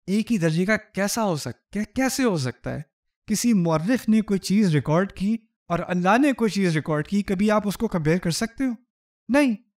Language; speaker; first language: Urdu; native; Urdu